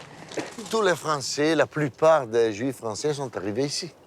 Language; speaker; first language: French; non-native, fluent; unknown